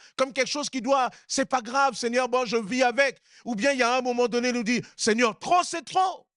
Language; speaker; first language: French; native; French